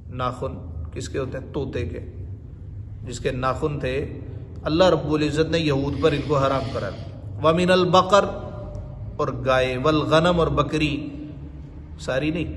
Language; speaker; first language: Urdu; non-native, local second language; Punjabi